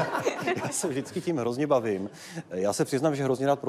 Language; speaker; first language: Czech; native; Czech